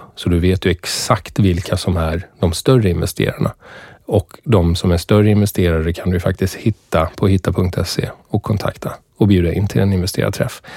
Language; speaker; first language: Swedish; early bilingual, other home language; Persian